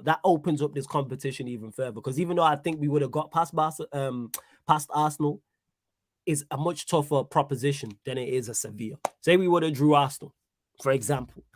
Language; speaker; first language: English; native; English